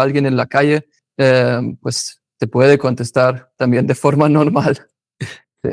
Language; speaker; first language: Spanish; non-native, fluent; German